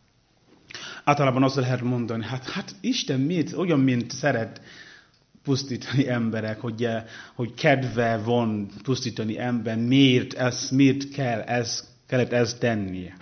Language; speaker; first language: Hungarian; non-native, learner; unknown